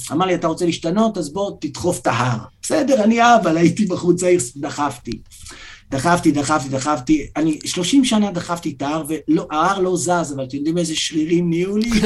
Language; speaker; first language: Hebrew; native; Hebrew